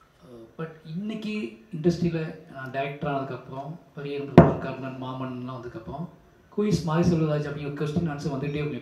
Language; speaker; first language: Tamil; native; Tamil